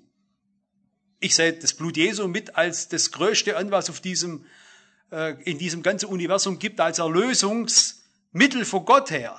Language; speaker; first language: German; native; German